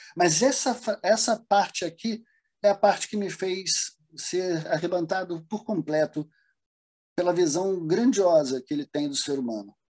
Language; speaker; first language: Portuguese; early bilingual, other home language; German